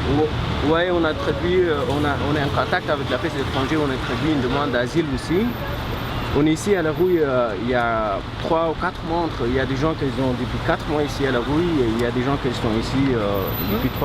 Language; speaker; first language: French; non-native, learner; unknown